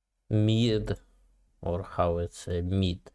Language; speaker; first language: English; non-native, learner; Russian